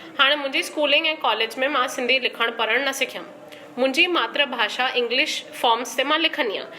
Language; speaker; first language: Sindhi; early bilingual, heritage; Sindhi